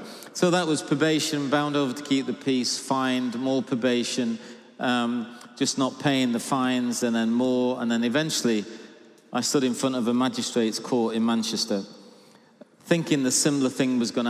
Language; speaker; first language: English; native; English